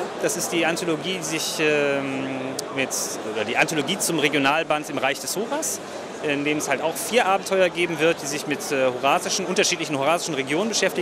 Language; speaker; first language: German; native; German